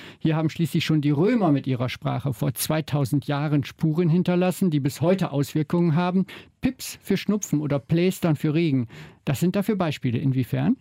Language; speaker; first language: German; native; German